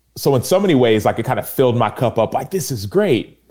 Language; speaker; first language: English; early bilingual, other home language; Yoruba